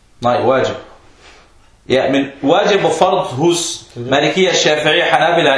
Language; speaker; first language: Danish; non-native, fluent; Arabic